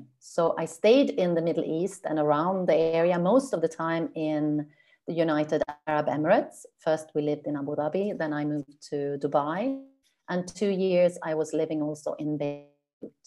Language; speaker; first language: English; non-native, fluent; Swedish